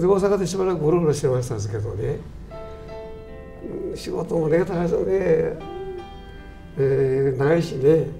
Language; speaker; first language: Japanese; native; Japanese